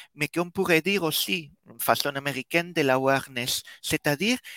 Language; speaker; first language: French; non-native, fluent; Spanish